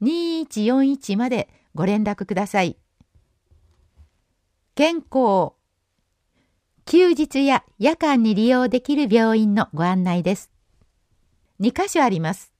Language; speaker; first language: Japanese; native; Japanese